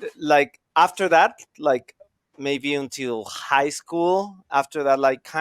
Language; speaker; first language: English; non-native, fluent; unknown